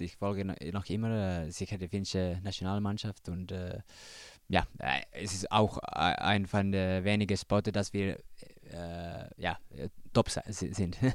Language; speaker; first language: German; non-native, learner; Finnish